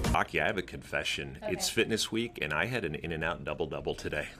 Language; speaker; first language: English; native; English